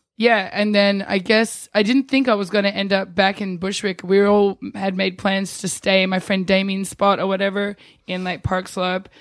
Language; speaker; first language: English; native; English